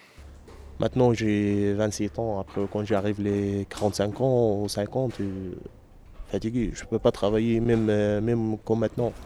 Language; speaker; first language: French; non-native, learner; Arabic